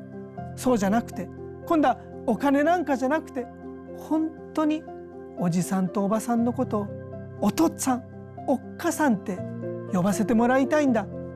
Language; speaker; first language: Japanese; native; Japanese